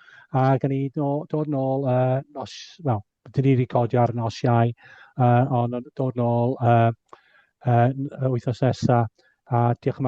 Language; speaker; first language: Welsh; native; Welsh